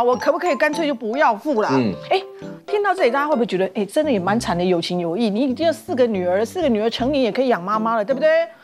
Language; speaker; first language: Chinese; native; Chinese